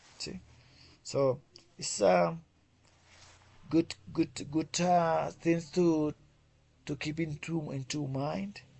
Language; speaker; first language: English; non-native, fluent; Spanish